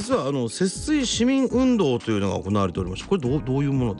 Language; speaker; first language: Japanese; native; Japanese